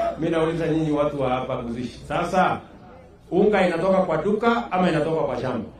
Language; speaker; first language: Swahili; non-native, local second language; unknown